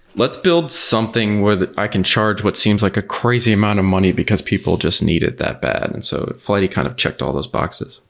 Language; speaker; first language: English; native; English